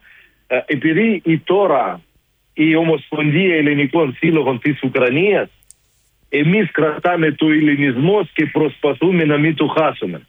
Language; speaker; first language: Greek; non-native, learner; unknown